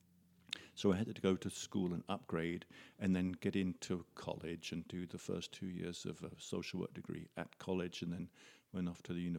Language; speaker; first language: English; native; English